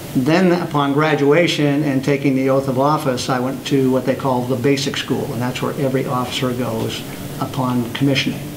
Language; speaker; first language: English; native; English